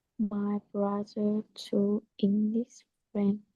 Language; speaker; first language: English; non-native, learner; Vietnamese